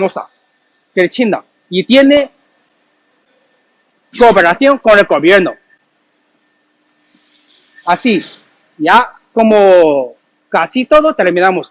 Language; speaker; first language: Spanish; non-native, learner; Chinese